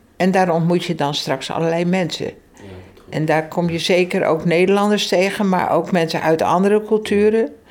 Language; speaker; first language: Dutch; native; Dutch